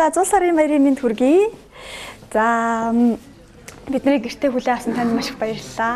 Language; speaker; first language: Mongolian; native; Mongolian